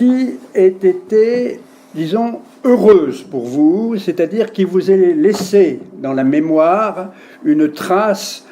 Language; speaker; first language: French; native; French